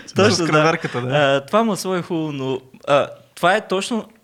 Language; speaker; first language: Bulgarian; non-native, local second language; Turkish